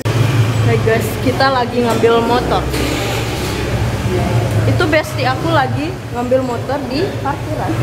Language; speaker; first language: Indonesian; native; Indonesian